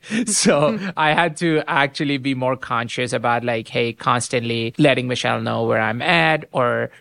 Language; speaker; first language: English; non-native, local second language; Urdu